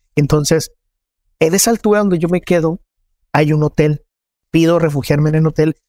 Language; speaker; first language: Spanish; native; Spanish